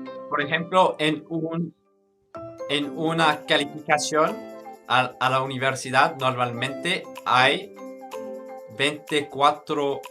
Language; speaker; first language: Spanish; non-native, learner; English